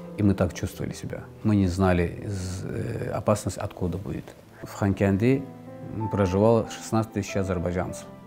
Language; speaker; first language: Russian; non-native, local second language; Azerbaijani